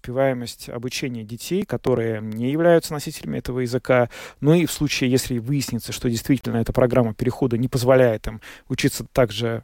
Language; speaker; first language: Russian; native; Russian